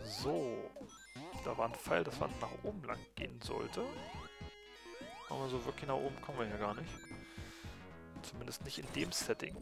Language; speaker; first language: German; native; German